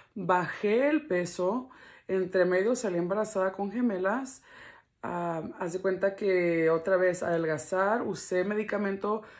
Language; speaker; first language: Spanish; early bilingual, heritage; Spanish